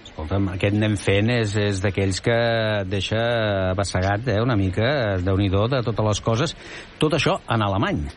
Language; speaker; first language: Catalan; native; Catalan